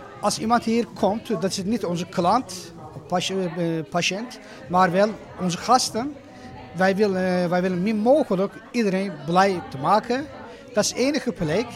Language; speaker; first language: Dutch; non-native, learner; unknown